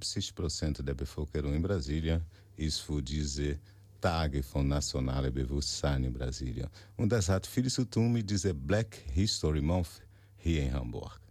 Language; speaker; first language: German; non-native, fluent; Portuguese